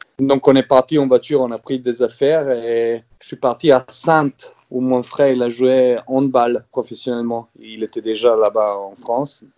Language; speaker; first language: French; non-native, fluent; Serbian